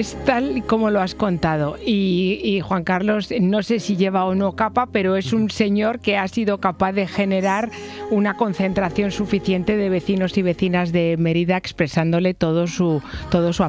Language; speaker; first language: Spanish; native; Spanish